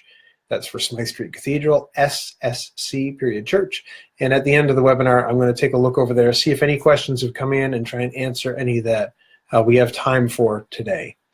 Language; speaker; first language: English; native; English